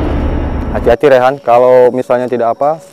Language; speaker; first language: Indonesian; native; Indonesian